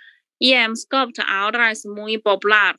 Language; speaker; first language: Spanish; non-native, learner; Chinese